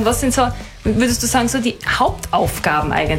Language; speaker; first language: German; native; German